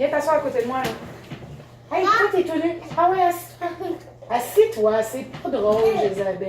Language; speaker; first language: French; native; French